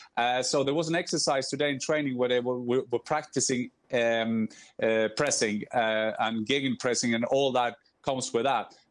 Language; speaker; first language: English; non-native, fluent; Norwegian